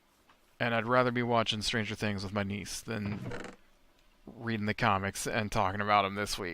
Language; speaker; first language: English; native; English